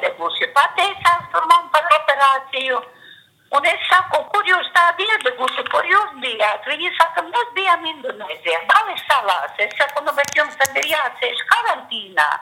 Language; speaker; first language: Latvian; non-native, local second language; Russian